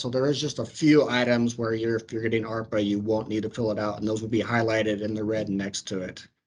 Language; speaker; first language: English; native; English